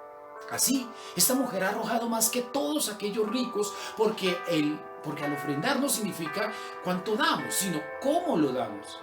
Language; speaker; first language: Spanish; native; Spanish